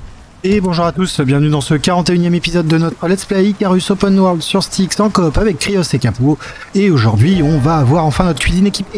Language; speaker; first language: French; native; French